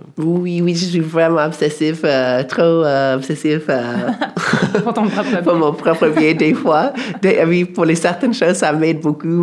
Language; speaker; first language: French; non-native, fluent; English